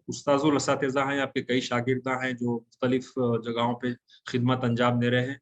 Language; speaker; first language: Urdu; native; Urdu